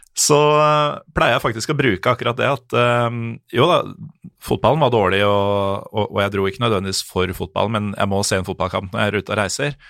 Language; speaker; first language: Norwegian; native; Norwegian